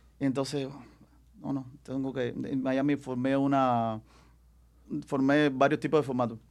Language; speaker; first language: Spanish; native; Spanish